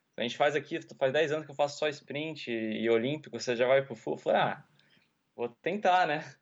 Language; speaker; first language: Portuguese; native; Portuguese